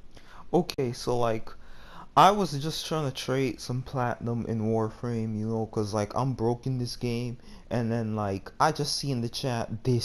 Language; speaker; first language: English; native; English